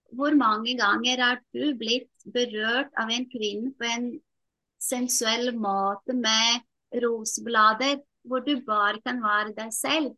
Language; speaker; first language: Norwegian; non-native, fluent; Latvian